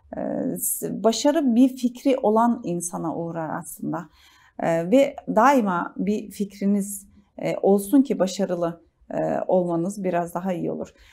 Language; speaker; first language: Turkish; native; Turkish